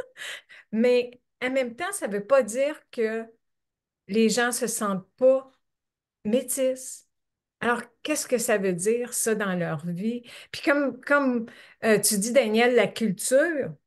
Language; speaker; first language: French; native; French